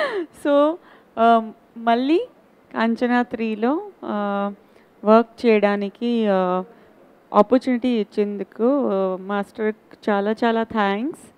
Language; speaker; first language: Telugu; non-native, learner; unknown